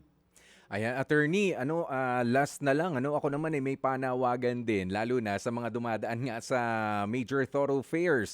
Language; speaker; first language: Filipino; native; Filipino